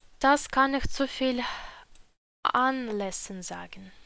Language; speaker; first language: German; non-native, learner; Ukrainian